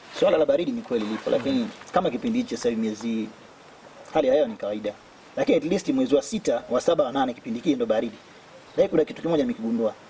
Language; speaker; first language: Swahili; native; Swahili